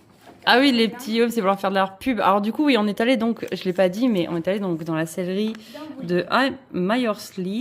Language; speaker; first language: French; native; French